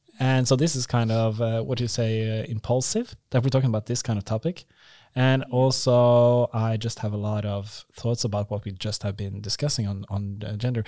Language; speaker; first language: English; non-native, fluent; Norwegian